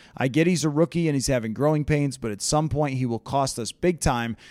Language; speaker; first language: English; native; English